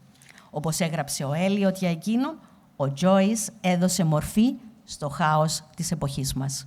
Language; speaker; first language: Greek; native; Greek